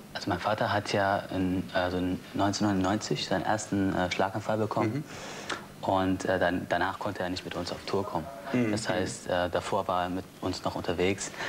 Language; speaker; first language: German; non-native, fluent; English